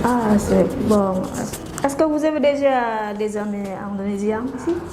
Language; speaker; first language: French; non-native, learner; Indonesian